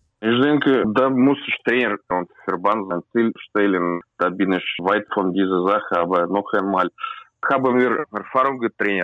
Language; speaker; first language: German; non-native, learner; Russian